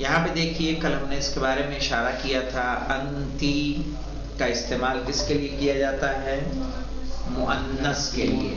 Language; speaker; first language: Urdu; native; Urdu